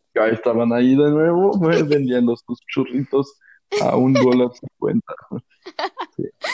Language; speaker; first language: Spanish; non-native, fluent; German